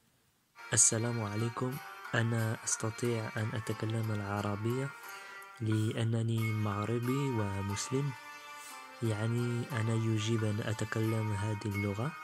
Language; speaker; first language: Arabic; non-native, learner; Tachelhit